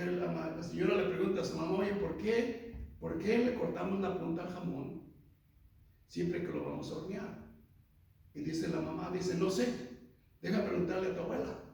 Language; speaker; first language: Spanish; native; Spanish